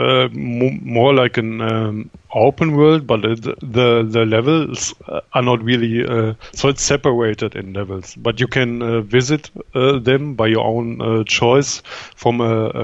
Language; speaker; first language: English; non-native, fluent; German